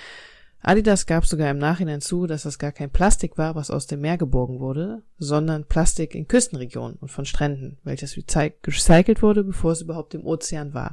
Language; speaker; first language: German; native; German